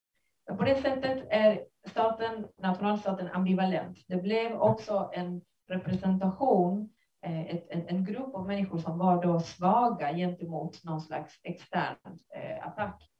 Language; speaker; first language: Swedish; non-native, fluent; Spanish